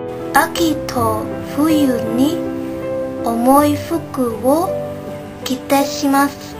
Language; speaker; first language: Japanese; non-native, learner; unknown